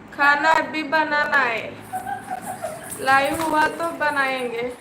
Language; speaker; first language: Marathi; native; Marathi